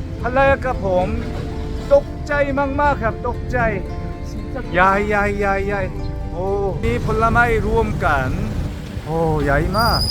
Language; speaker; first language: Thai; non-native, learner; Korean